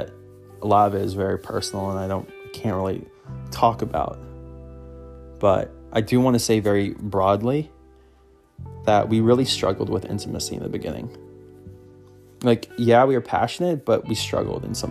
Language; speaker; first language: English; native; English